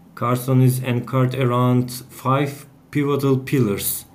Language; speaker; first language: English; non-native, fluent; Turkish